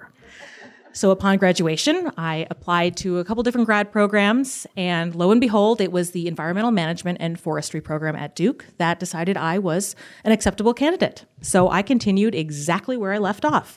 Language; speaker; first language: English; native; English